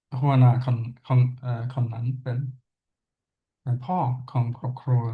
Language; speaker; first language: Thai; non-native, learner; English